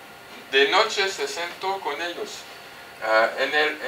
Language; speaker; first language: Spanish; non-native, fluent; French